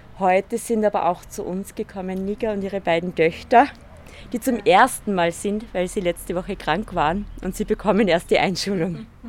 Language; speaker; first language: German; native; German